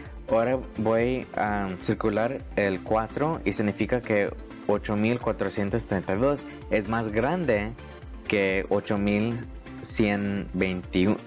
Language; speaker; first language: Spanish; early bilingual, heritage; Spanish